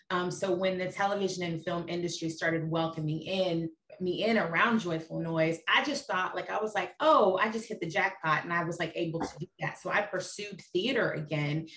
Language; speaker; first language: English; native; English